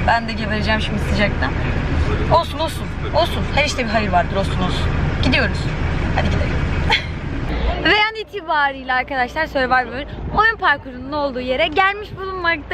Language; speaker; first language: Turkish; native; Turkish